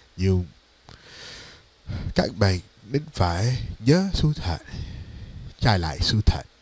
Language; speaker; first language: Vietnamese; non-native, learner; English